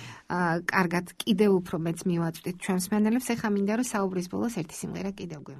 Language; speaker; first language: Georgian; native; Georgian